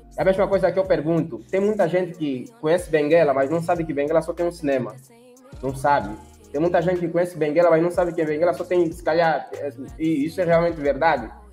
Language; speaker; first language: Portuguese; native; Portuguese